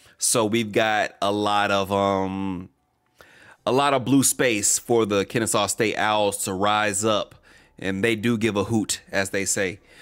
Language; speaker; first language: English; native; English